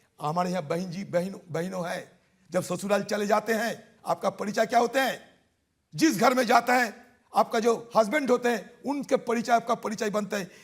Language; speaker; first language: Hindi; non-native, local second language; Bangla